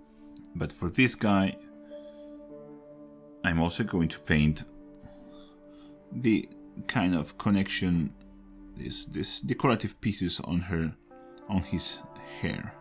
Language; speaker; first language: English; non-native, fluent; Spanish